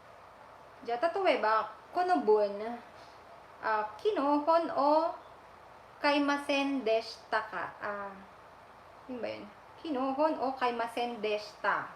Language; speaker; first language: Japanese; non-native, fluent; Filipino